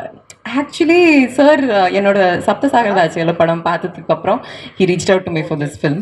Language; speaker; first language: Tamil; non-native, learner; Kannada